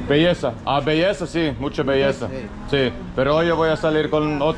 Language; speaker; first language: Spanish; non-native, learner; Finnish